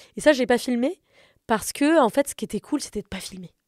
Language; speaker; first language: French; native; French